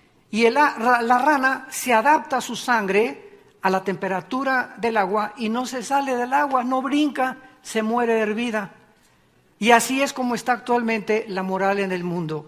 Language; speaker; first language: Spanish; native; Spanish